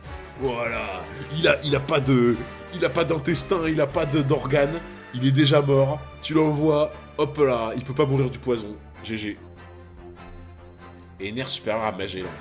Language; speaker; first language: French; native; French